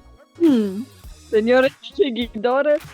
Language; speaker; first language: Spanish; non-native, fluent; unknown